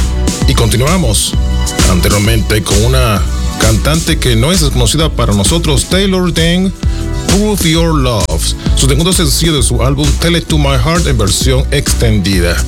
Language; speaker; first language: Spanish; native; Spanish